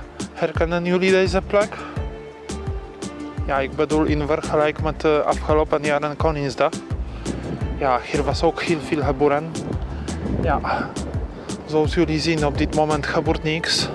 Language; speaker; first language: Dutch; non-native, learner; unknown